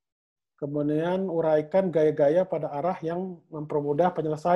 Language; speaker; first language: Indonesian; native; Indonesian